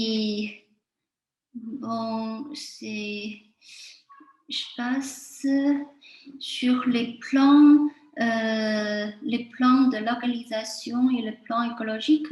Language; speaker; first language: French; non-native, fluent; Chinese